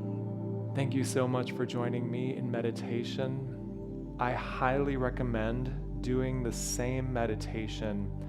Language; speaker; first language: English; native; English